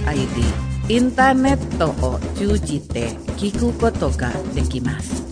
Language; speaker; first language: Japanese; non-native, fluent; Indonesian